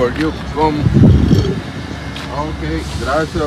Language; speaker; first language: English; non-native, learner; Spanish